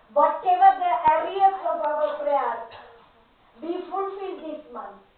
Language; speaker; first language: English; non-native, local second language; Tamil